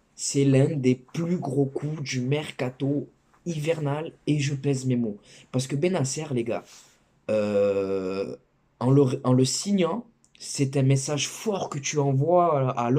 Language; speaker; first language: French; native; French